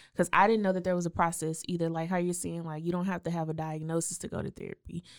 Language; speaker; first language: English; native; English